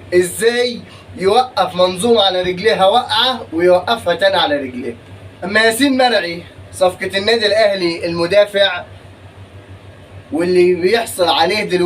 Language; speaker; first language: Arabic; native; Arabic